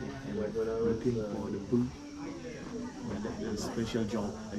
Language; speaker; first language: English; non-native, local second language; Indonesian